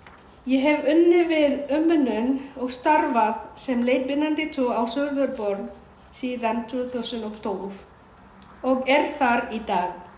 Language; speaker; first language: Icelandic; non-native, fluent; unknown